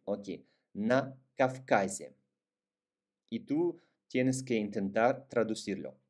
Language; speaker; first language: Spanish; non-native, fluent; Russian